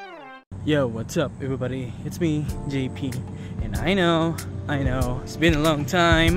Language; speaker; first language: English; non-native, local second language; Filipino